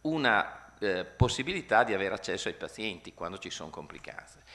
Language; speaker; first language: Italian; native; Italian